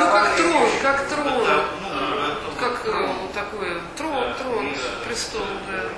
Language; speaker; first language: Russian; native; Russian